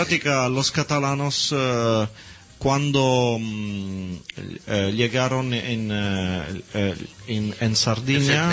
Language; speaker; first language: Spanish; non-native, learner; Italian